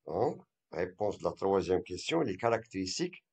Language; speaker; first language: French; non-native, local second language; Arabic